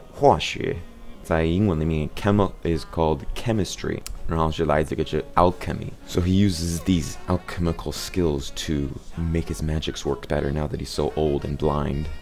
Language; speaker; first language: English; native; English